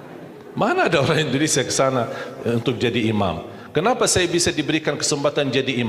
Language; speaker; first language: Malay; non-native, fluent; Arabic